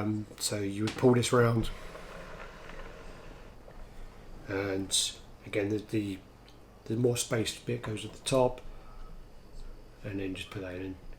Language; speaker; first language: English; native; English